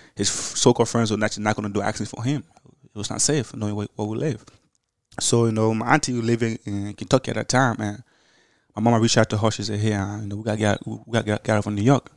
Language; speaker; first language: English; early bilingual, other home language; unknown